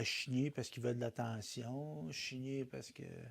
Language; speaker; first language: French; native; French